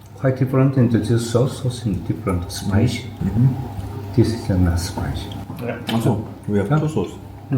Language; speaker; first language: English; non-native, learner; Korean